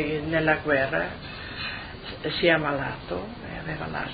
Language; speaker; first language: Italian; native; Italian